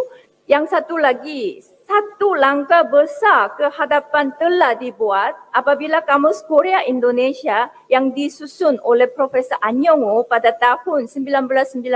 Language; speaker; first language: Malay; non-native, fluent; Korean